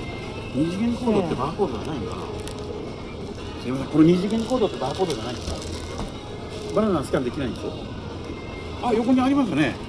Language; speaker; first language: Japanese; native; Japanese